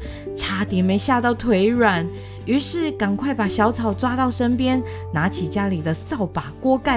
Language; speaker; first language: Chinese; native; Chinese